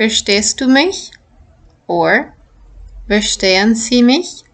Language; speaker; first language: German; non-native, fluent; English